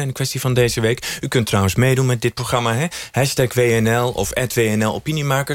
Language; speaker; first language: Dutch; native; Dutch